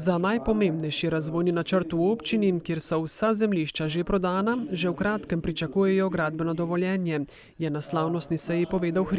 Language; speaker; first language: Slovenian; native; Slovenian